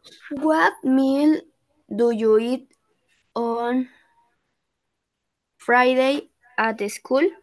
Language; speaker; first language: English; non-native, learner; Spanish